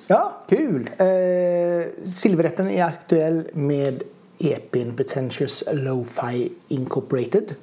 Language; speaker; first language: Swedish; native; Swedish